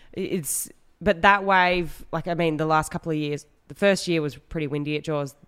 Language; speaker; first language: English; native; English